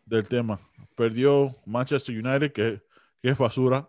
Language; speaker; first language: Spanish; early bilingual, heritage; Spanish